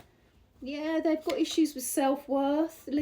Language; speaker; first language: English; native; English